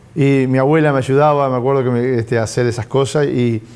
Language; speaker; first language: Spanish; native; Spanish